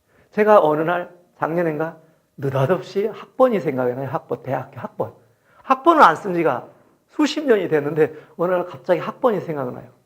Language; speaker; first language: Korean; native; Korean